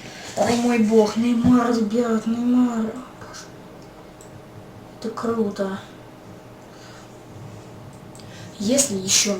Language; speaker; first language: Russian; native; Russian